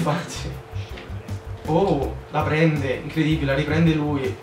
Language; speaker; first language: Italian; native; Italian